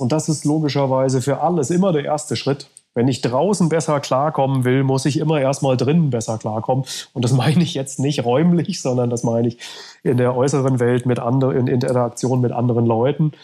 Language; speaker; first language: German; native; German